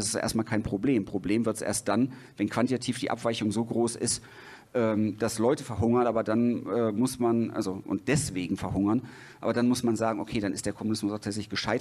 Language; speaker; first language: German; native; German